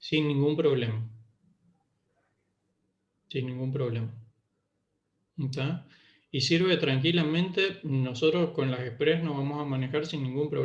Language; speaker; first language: Spanish; native; Spanish